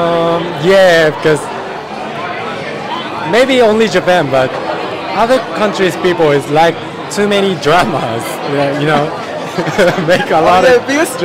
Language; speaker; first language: English; non-native, learner; Japanese